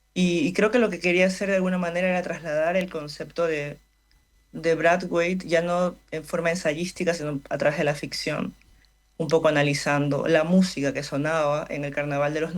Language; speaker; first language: Spanish; native; Spanish